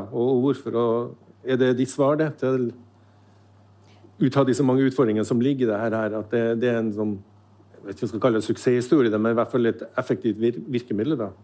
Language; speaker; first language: Norwegian; native; Norwegian